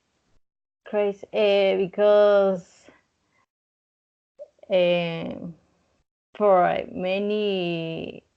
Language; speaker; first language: English; non-native, learner; Spanish